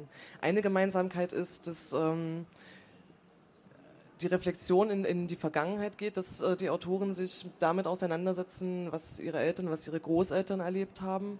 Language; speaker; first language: German; native; German